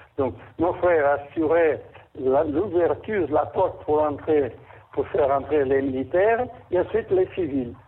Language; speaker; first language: French; non-native, fluent; Portuguese